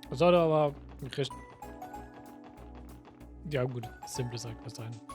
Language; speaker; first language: German; native; German